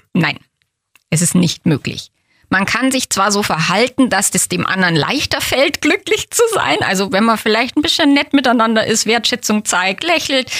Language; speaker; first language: German; native; German